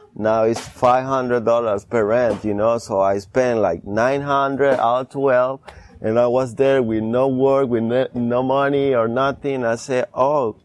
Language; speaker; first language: English; early bilingual, other home language; Spanish